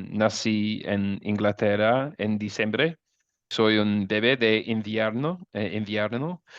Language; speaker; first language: Spanish; non-native, learner; English